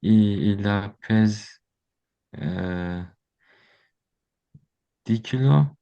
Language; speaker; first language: French; non-native, learner; Azerbaijani